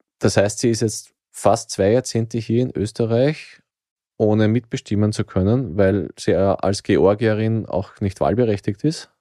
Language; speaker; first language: German; native; German